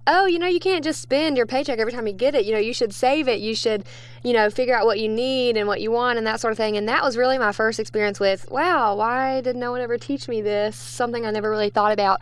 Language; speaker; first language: English; native; English